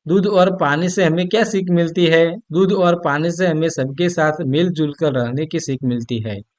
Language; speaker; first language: Hindi; non-native, local second language; Gujarati